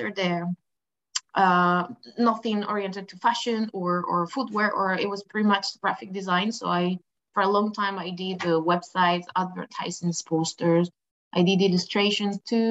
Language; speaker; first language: English; non-native, fluent; Spanish